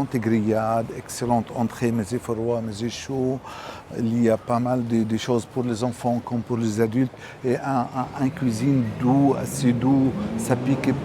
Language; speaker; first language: French; non-native, local second language; Arabic